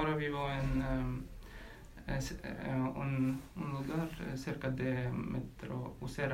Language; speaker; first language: Spanish; non-native, learner; Ukrainian